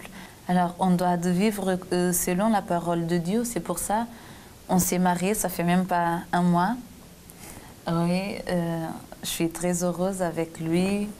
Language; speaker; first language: French; non-native, fluent; Portuguese